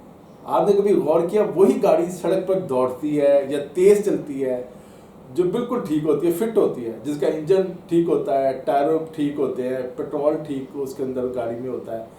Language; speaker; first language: Urdu; native; Urdu